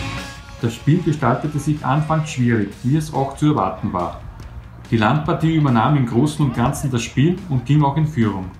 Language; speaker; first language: German; native; German